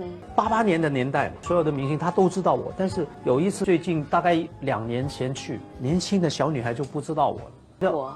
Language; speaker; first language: Chinese; non-native, local second language; Cantonese